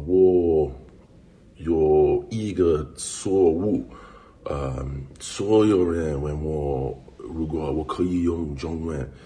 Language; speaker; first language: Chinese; non-native, learner; English